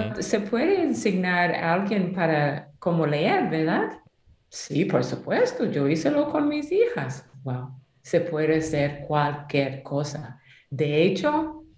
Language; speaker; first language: Spanish; non-native, learner; English